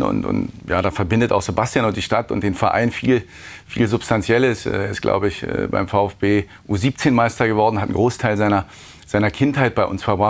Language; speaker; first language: German; native; German